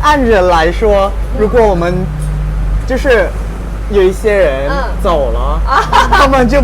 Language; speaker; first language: Chinese; non-native, fluent; Thai